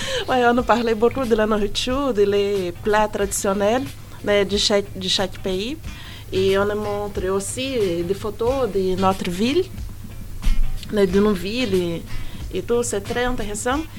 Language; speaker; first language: French; non-native, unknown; Portuguese